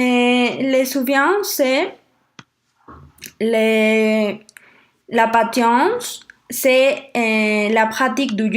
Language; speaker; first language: French; non-native, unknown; Spanish